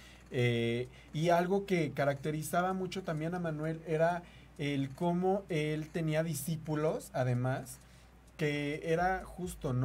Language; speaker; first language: Spanish; native; Spanish